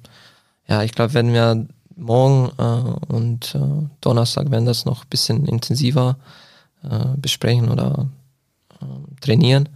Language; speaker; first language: German; non-native, fluent; Croatian